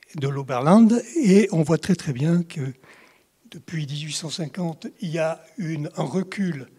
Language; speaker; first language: French; native; French